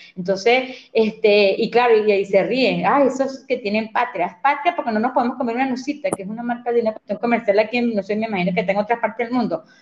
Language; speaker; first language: Spanish; native; Spanish